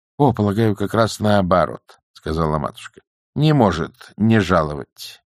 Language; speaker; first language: Russian; native; Russian